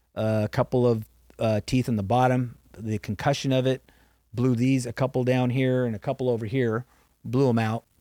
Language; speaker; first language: English; native; English